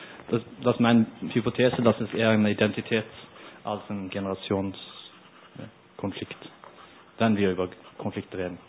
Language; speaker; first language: German; non-native, learner; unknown